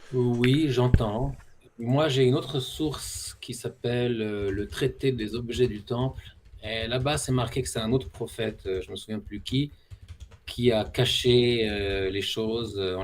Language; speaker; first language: French; native; French